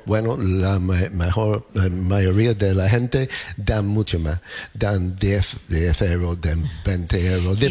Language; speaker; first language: Spanish; non-native, learner; English